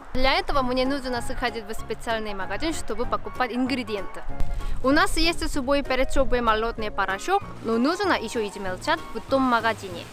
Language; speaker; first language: Russian; non-native, learner; Korean